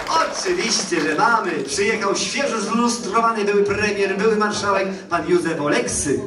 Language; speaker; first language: Polish; native; Polish